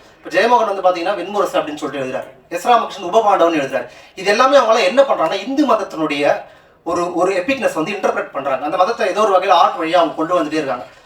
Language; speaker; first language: Tamil; native; Tamil